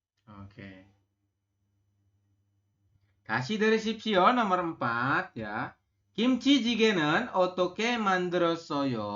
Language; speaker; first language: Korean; non-native, fluent; Indonesian